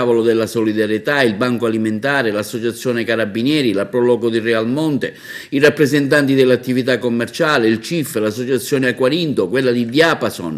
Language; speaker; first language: Italian; native; Italian